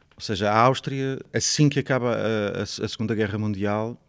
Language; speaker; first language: Portuguese; native; Portuguese